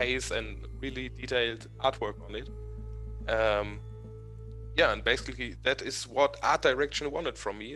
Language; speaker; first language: English; non-native, fluent; German